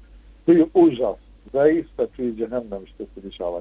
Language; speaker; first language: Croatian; non-native, fluent; Arabic